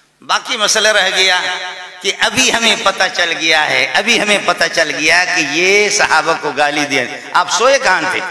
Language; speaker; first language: Urdu; non-native, local second language; Baluchi